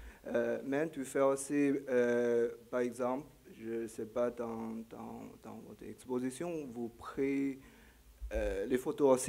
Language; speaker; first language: French; non-native, learner; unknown